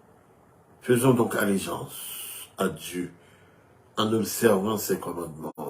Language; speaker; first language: French; non-native, local second language; Haitian Creole